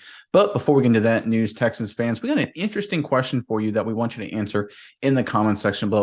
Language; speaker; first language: English; native; English